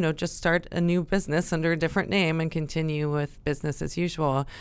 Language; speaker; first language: English; native; English